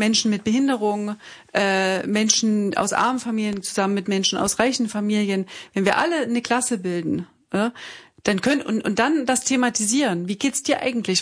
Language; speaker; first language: German; native; German